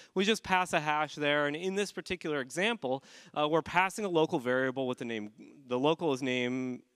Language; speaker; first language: English; native; English